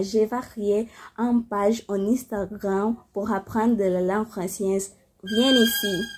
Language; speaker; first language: French; non-native, learner; Portuguese